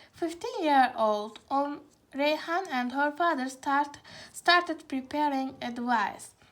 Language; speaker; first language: English; non-native, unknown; Azerbaijani